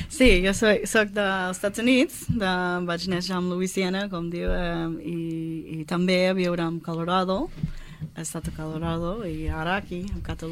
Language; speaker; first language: Catalan; non-native, learner; English